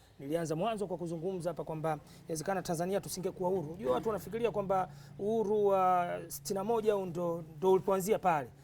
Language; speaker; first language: Swahili; native; Swahili